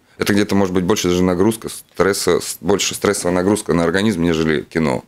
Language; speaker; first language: Russian; native; Russian